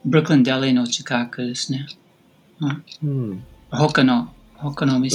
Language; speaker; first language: Japanese; non-native, learner; English